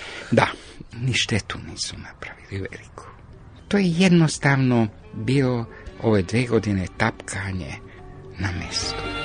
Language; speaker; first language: Croatian; non-native, local second language; Hungarian